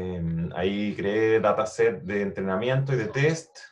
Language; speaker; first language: Spanish; native; Spanish